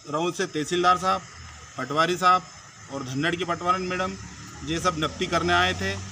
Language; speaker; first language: Hindi; native; Hindi